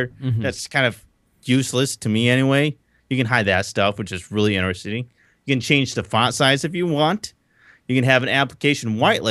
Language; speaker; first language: English; native; English